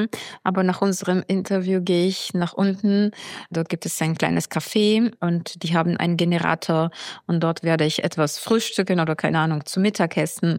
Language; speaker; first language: German; non-native, fluent; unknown